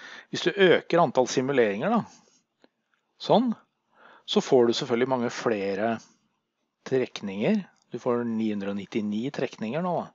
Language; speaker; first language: Norwegian; native; Norwegian